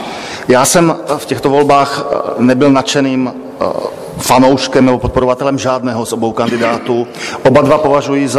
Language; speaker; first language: Czech; native; Czech